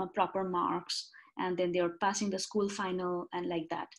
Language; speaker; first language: English; non-native, local second language; Bangla